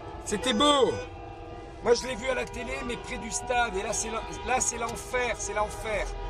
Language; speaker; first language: French; native; French